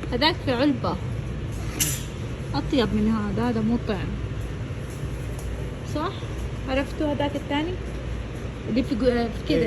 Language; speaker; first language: Arabic; non-native, fluent; Urdu